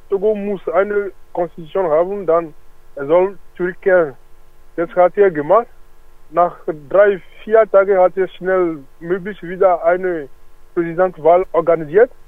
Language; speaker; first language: German; non-native, learner; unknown